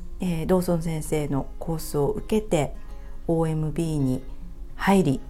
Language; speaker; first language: Japanese; native; Japanese